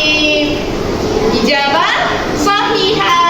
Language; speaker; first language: Arabic; non-native, learner; Malay